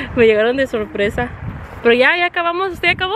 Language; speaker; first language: Spanish; early bilingual, heritage; Spanish